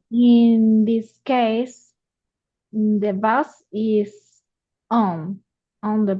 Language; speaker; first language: English; non-native, learner; Spanish